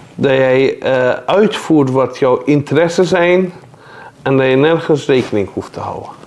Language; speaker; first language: Dutch; non-native, fluent; Persian